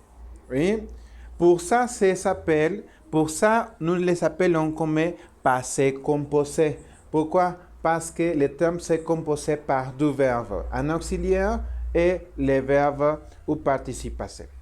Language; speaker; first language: French; non-native, learner; Spanish